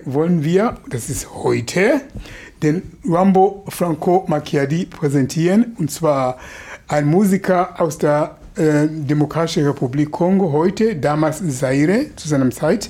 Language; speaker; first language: German; non-native, fluent; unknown